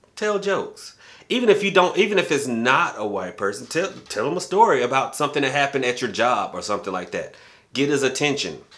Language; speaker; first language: English; native; English